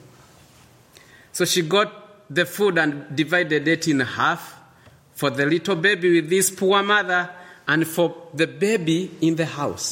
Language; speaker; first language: English; non-native, local second language; Kikuyu